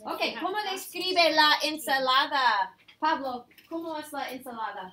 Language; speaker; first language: Spanish; non-native, fluent; English